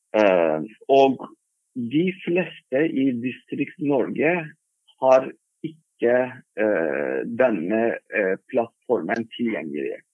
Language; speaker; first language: Norwegian; non-native, fluent; Turkish